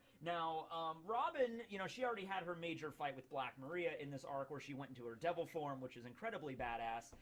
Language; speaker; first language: English; native; English